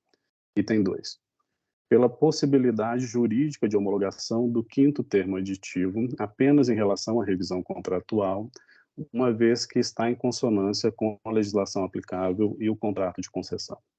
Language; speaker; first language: Portuguese; native; Portuguese